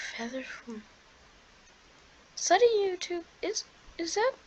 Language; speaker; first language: English; native; English